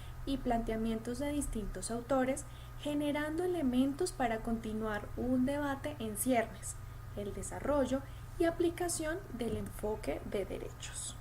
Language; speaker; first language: Spanish; native; Spanish